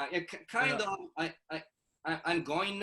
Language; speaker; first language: English; non-native, learner; Japanese